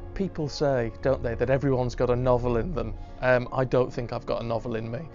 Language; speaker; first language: English; native; English